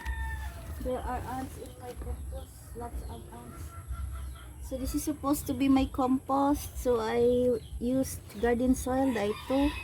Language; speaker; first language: English; non-native, local second language; Filipino